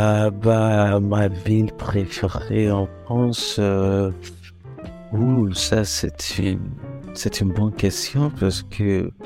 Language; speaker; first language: French; non-native, fluent; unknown